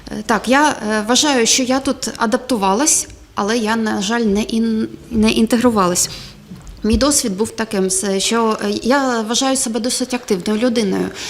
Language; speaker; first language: Ukrainian; non-native, local second language; Russian